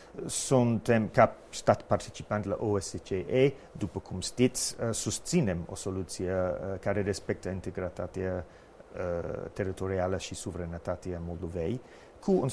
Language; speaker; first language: Romanian; non-native, fluent; English